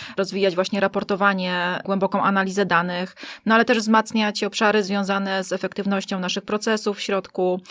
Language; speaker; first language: Polish; native; Polish